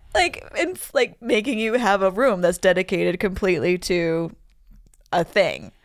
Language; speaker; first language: English; native; English